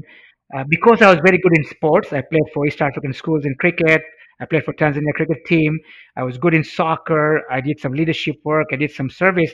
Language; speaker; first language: English; non-native, local second language; Swahili